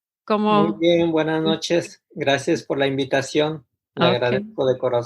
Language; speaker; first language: Spanish; native; Spanish